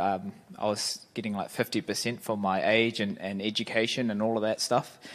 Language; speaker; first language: English; native; English